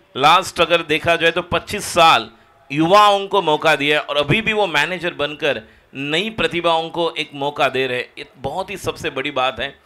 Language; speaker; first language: Hindi; non-native, local second language; Marathi